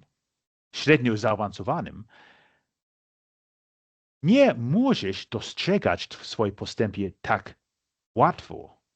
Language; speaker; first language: Polish; non-native, fluent; English